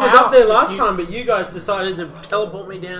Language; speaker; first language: English; native; English